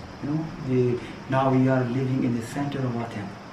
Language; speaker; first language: English; non-native, learner; Persian